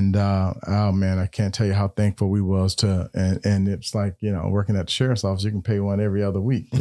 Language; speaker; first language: English; native; English